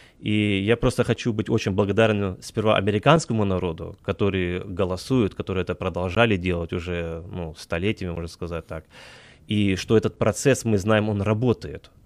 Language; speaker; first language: Russian; native; Russian